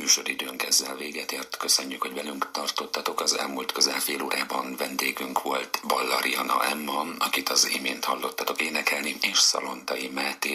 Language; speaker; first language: Hungarian; native; Hungarian